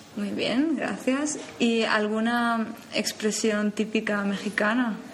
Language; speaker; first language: Spanish; native; Spanish